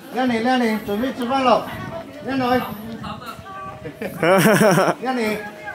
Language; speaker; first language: Chinese; non-native, local second language; Hakka Chinese